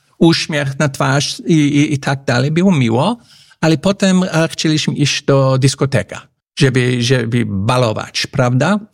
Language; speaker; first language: Polish; non-native, fluent; English